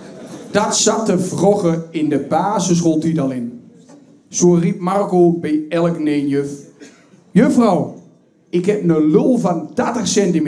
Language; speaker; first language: Dutch; native; Dutch